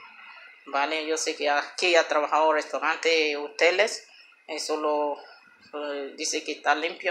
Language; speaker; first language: Spanish; non-native, learner; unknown